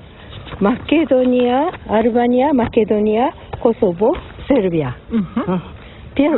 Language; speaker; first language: Russian; non-native, learner; Japanese